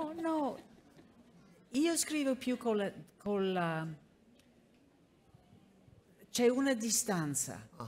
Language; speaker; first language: Italian; non-native, fluent; English